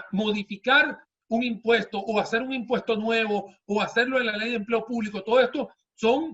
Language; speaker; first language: Spanish; native; Spanish